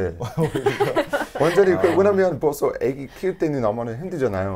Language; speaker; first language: Korean; non-native, learner; English